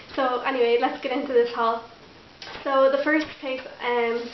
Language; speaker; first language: English; native; English